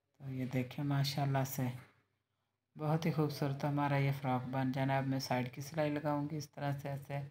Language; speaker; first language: Hindi; native; Hindi